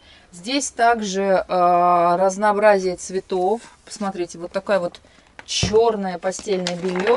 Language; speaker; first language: Russian; native; Russian